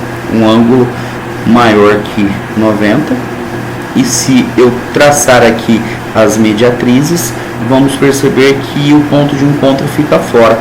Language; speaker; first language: Portuguese; native; Portuguese